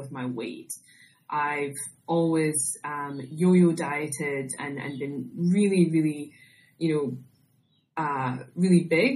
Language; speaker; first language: English; native; English